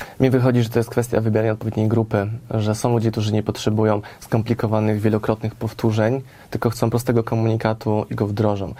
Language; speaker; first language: Polish; native; Polish